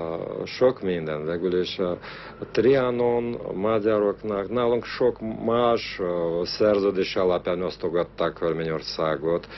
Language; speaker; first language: Hungarian; non-native, fluent; Armenian